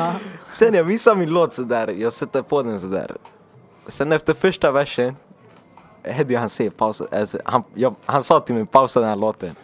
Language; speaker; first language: Swedish; early bilingual, other home language; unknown